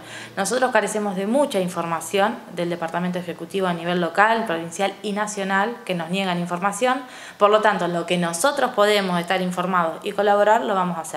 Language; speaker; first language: Spanish; native; Spanish